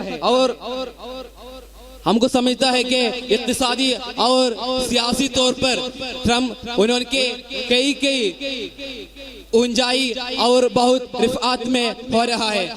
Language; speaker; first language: Hindi; non-native, local second language; Malayalam